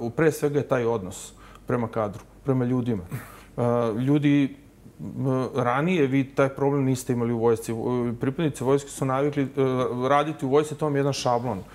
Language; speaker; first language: Serbian; native; Serbian